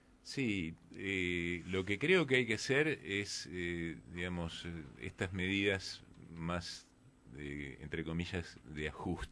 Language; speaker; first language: Spanish; native; Spanish